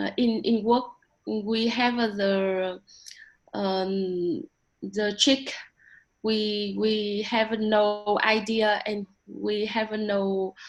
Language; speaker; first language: English; non-native, learner; Vietnamese